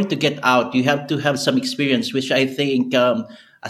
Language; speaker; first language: English; non-native, local second language; Bikol